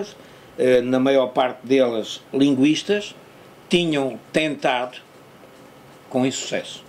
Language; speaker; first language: Portuguese; native; Portuguese